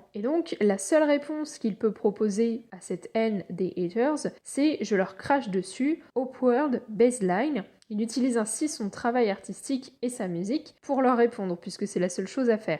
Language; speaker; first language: French; native; French